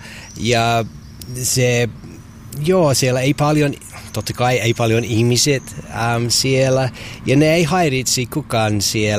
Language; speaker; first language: Finnish; non-native, learner; English